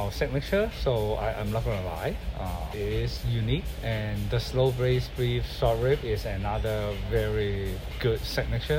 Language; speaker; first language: English; non-native, local second language; Cantonese